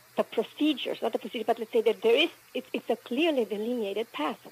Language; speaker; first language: English; early bilingual, other home language; Spanish